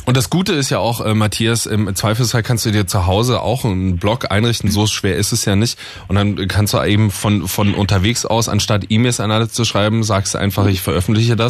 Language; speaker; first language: German; native; German